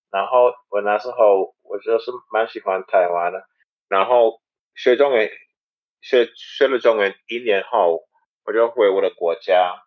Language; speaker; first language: Chinese; non-native, learner; English